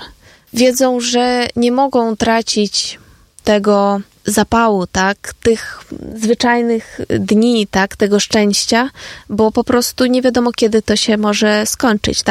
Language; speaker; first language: Polish; non-native, fluent; Ukrainian